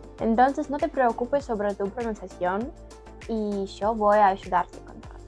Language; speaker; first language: Spanish; non-native, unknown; Ukrainian